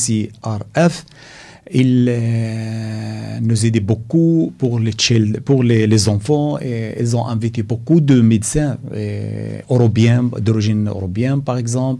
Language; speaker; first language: French; non-native, learner; Arabic